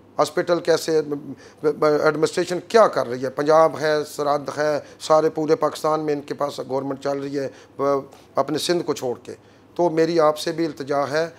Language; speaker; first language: Urdu; non-native, local second language; Punjabi